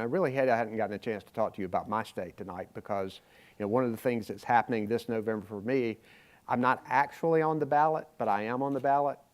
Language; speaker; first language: English; native; English